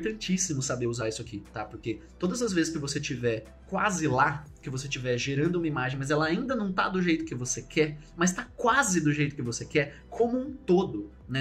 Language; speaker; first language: Portuguese; native; Portuguese